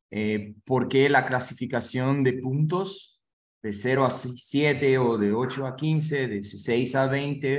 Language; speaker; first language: Spanish; non-native, fluent; Portuguese